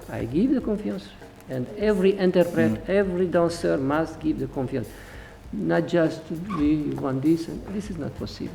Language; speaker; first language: English; non-native, learner; Hungarian